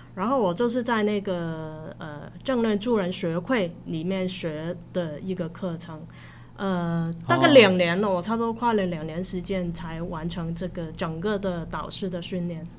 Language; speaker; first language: Chinese; non-native, local second language; Cantonese